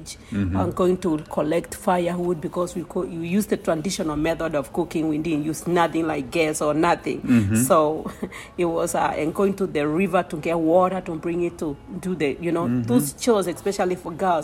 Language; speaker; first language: English; non-native, local second language; Kamba